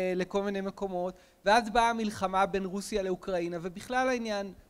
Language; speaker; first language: Hebrew; native; Hebrew